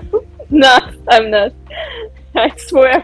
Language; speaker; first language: English; non-native, learner; Russian